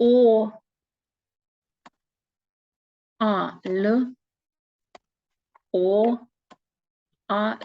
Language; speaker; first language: French; non-native, fluent; Ukrainian